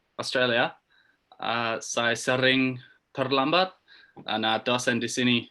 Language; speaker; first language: Indonesian; non-native, learner; English